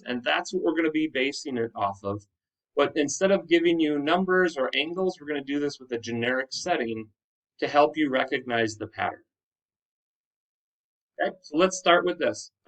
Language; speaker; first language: English; native; English